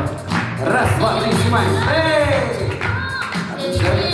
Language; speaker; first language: Russian; non-native, local second language; Kyrgyz